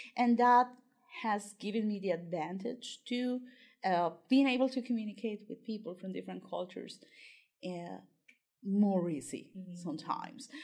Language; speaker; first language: English; non-native, fluent; Spanish